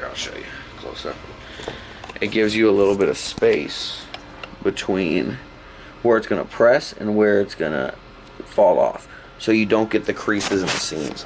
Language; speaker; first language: English; native; English